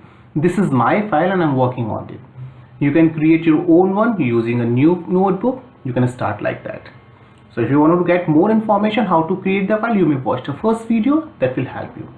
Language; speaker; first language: English; non-native, local second language; Hindi